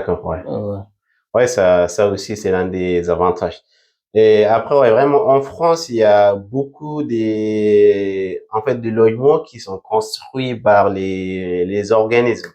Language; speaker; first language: French; non-native, fluent; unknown